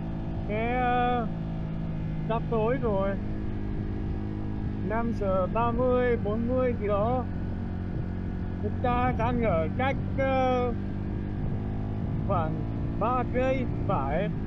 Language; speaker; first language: Vietnamese; non-native, fluent; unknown